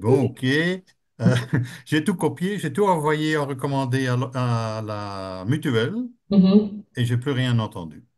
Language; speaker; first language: French; native; French